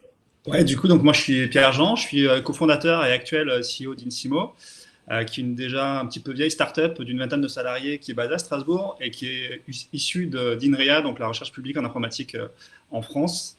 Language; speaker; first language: French; native; French